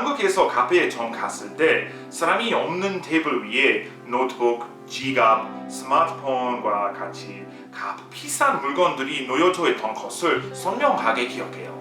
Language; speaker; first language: Korean; non-native, fluent; English